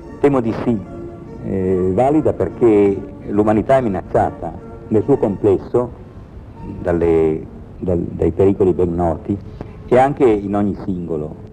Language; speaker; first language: Italian; native; Italian